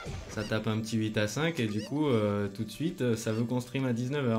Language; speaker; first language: French; native; French